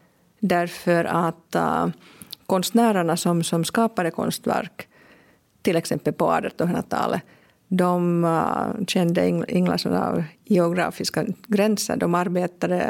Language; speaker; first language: Swedish; non-native, local second language; Finnish